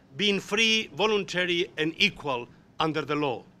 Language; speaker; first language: English; non-native, fluent; Spanish